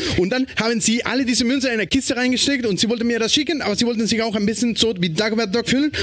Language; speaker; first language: German; non-native, fluent; Spanish